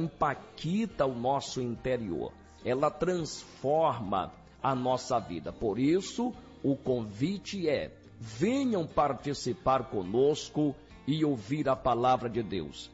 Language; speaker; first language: Portuguese; native; Portuguese